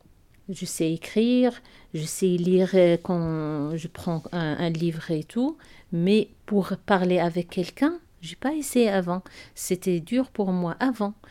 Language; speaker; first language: French; non-native, learner; Arabic